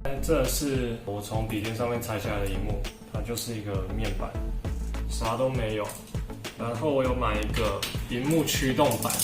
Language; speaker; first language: Chinese; native; Chinese